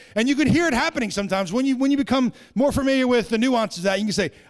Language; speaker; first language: English; native; English